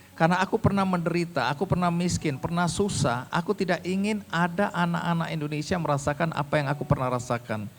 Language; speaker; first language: Indonesian; native; Indonesian